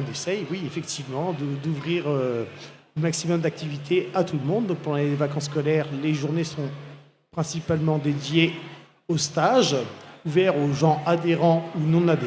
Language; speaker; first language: French; native; French